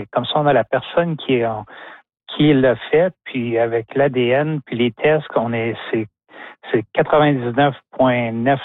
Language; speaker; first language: French; native; French